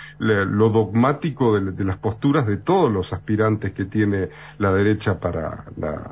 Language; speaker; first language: Spanish; native; Spanish